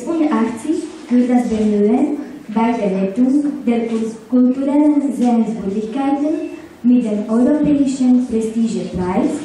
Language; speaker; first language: German; non-native, learner; Slovak